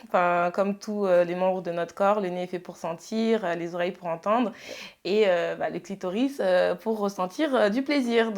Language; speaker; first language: French; early bilingual, other home language; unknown